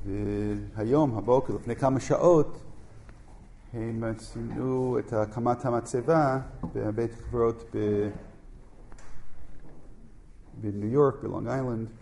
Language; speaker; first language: Hebrew; non-native, fluent; English